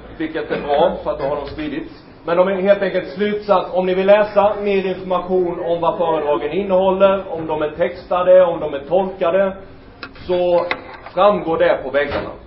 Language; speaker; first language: Swedish; native; Swedish